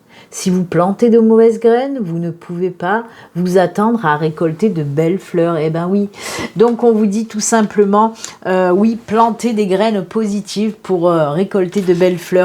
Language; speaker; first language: French; native; French